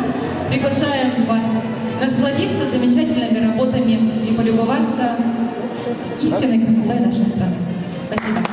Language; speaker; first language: Russian; native; Russian